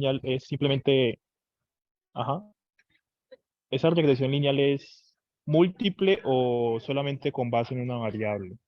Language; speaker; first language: Spanish; native; Spanish